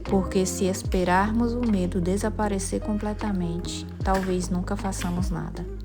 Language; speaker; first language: Portuguese; native; Portuguese